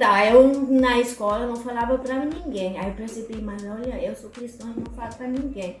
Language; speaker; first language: Portuguese; non-native, fluent; German